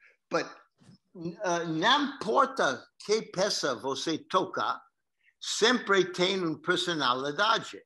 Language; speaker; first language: Portuguese; non-native, learner; English